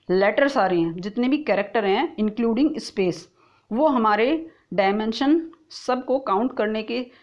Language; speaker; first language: Hindi; native; Hindi